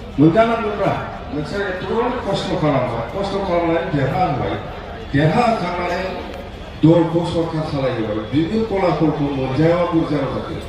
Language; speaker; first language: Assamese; non-native, local second language; Bodo